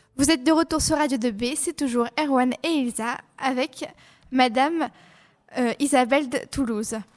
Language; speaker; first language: French; native; French